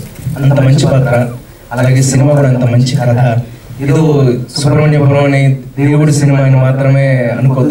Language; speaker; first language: Telugu; native; Telugu